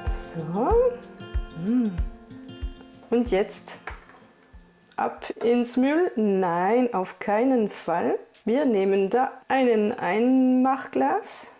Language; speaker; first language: German; non-native, fluent; French